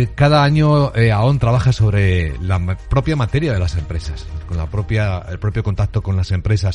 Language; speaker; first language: Spanish; native; Spanish